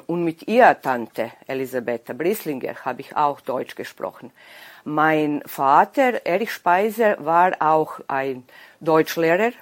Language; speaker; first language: German; non-native, local second language; Serbian